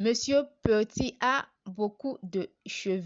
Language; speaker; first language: French; non-native, learner; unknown